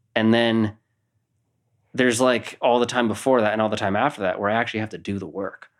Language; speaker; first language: English; native; English